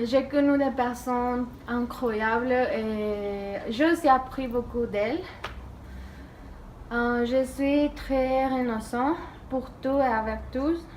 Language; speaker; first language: French; non-native, learner; Spanish